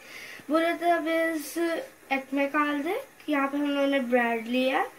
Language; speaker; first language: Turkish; non-native, learner; Urdu